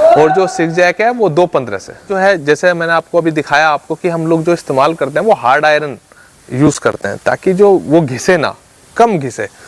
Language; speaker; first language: Hindi; native; Hindi